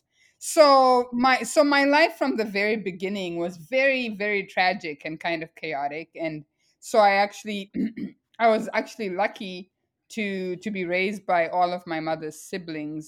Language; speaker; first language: English; non-native, local second language; Shona